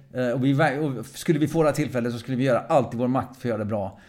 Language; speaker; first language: Swedish; early bilingual, other home language; English